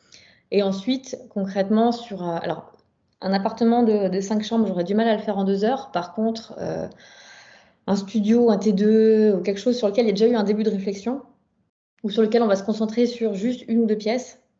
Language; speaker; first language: French; native; French